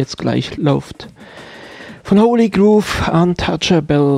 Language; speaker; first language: German; native; German